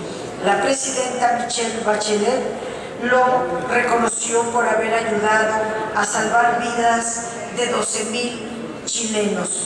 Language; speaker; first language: Spanish; native; Spanish